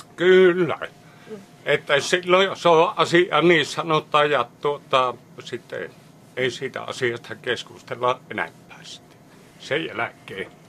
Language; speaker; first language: Finnish; native; Finnish